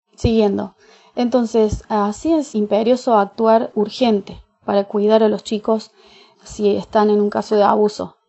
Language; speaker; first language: Spanish; native; Spanish